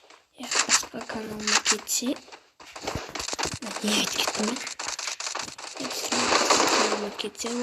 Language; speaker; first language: Russian; non-native, local second language; Kazakh